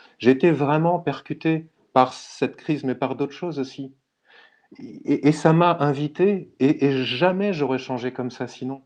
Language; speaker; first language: French; native; French